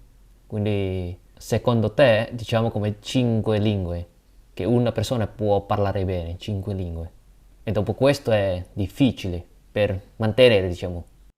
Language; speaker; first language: Italian; non-native, learner; Indonesian